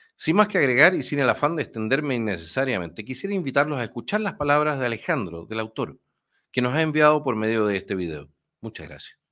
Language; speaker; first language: Spanish; native; Spanish